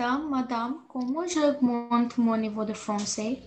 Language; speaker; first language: French; non-native, learner; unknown